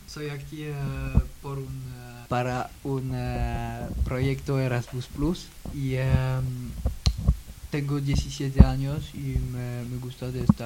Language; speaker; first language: Spanish; non-native, learner; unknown